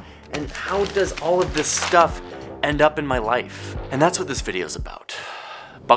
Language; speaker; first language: English; native; English